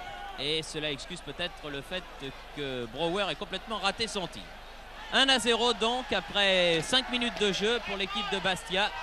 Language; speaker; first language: French; native; French